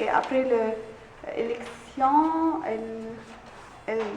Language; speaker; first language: French; non-native, learner; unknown